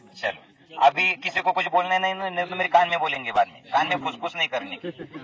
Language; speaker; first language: Hindi; non-native, local second language; Marathi